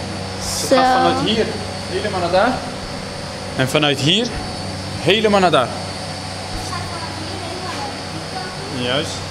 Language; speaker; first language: Dutch; native; Dutch